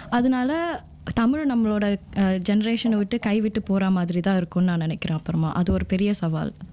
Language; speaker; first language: Tamil; early bilingual, heritage; Tamil